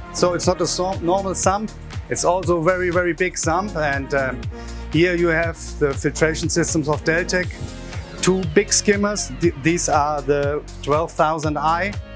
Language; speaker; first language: English; non-native, fluent; German